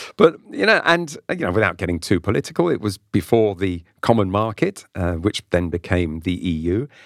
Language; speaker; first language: English; non-native, local second language; French